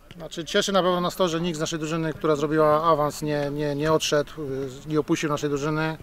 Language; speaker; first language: Polish; native; Polish